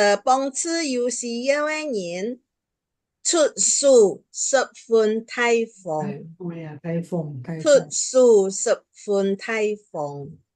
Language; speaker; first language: Chinese; non-native, local second language; Hakka Chinese